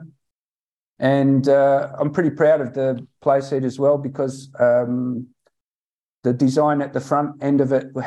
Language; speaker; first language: English; native; English